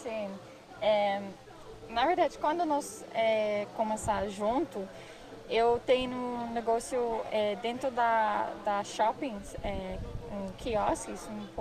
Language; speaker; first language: Portuguese; non-native, learner; English